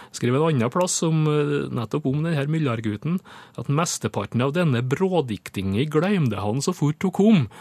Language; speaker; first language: Norwegian; native; Norwegian